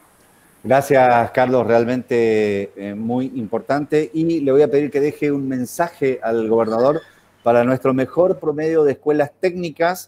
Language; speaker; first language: Spanish; native; Spanish